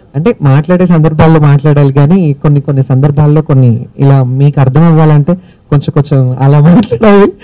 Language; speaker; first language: Telugu; native; Telugu